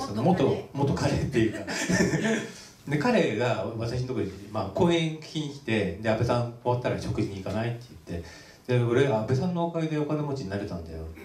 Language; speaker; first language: Japanese; native; Japanese